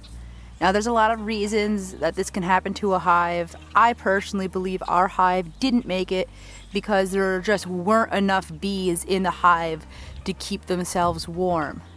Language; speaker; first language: English; native; English